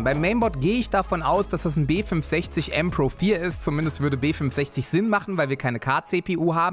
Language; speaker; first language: German; native; German